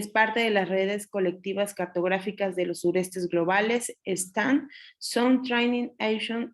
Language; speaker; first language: Spanish; native; Spanish